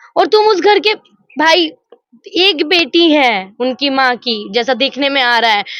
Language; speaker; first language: Hindi; non-native, local second language; Bangla